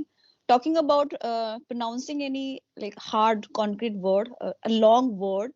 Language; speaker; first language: English; non-native, local second language; Hindi